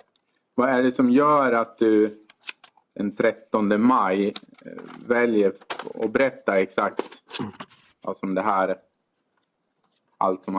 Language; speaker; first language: Swedish; native; Swedish